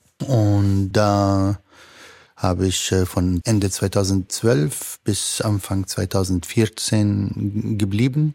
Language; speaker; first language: German; non-native, fluent; Arabic